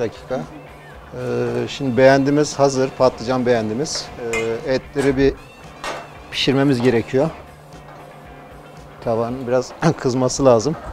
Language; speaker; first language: Turkish; native; Turkish